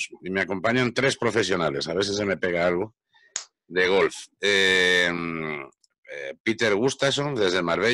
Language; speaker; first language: Spanish; native; Spanish